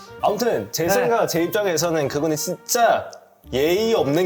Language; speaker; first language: Korean; non-native, fluent; Cantonese